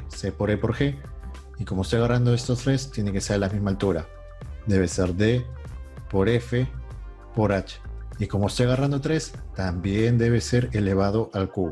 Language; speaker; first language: Spanish; native; Spanish